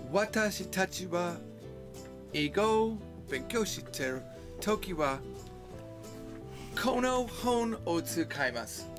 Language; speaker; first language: Japanese; non-native, learner; English